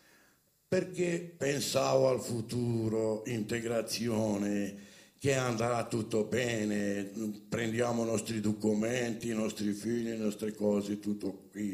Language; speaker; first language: Italian; non-native, fluent; Romany